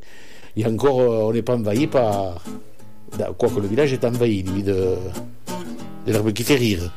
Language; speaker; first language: French; native; French